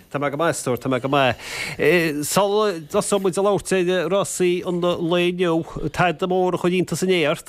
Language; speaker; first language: Irish; native; Irish